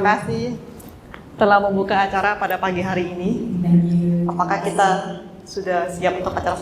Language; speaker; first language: Indonesian; native; Indonesian